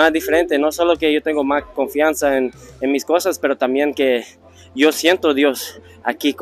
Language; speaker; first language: Spanish; early bilingual, heritage; Spanish